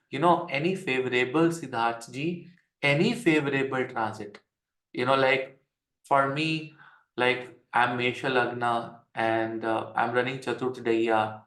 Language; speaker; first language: English; non-native, local second language; Hindi